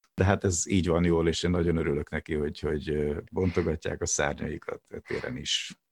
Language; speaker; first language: Hungarian; native; Hungarian